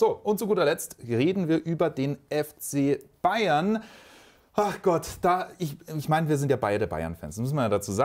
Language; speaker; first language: German; native; German